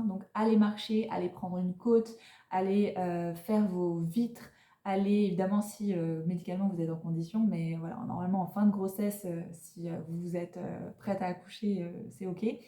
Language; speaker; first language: French; native; French